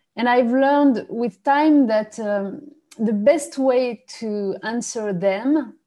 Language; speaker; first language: English; non-native, fluent; French